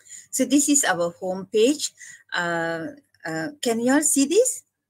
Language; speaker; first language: English; non-native, local second language; Malay